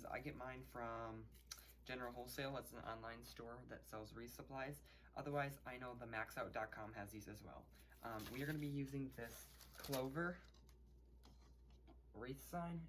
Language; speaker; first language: English; native; English